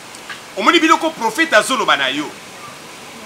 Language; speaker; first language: French; non-native, local second language; Lingala